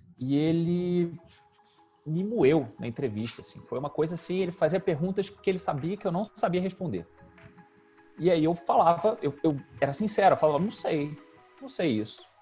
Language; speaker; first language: Portuguese; native; Portuguese